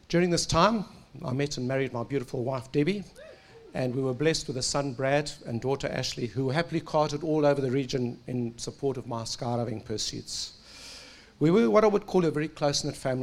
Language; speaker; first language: English; native; English